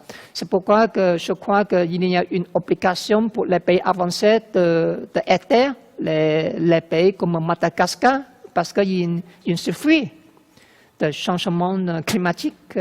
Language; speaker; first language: French; non-native, fluent; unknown